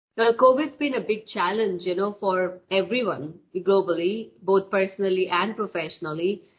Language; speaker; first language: English; non-native, local second language; Hindi